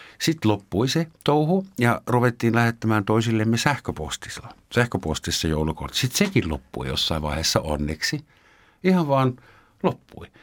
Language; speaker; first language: Finnish; non-native, fluent; German